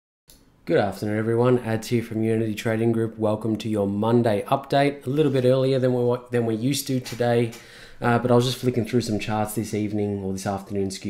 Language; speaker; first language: English; native; English